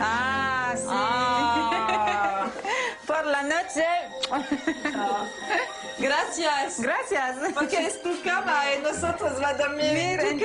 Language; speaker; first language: Spanish; non-native, learner; French